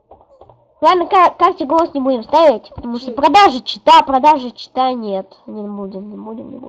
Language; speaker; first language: Russian; native; Russian